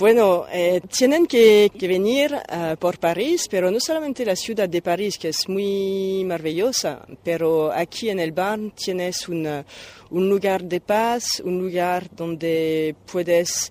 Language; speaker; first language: Spanish; non-native, fluent; French